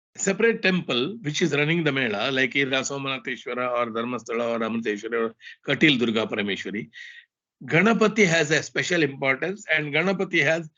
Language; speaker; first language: English; non-native, local second language; Kannada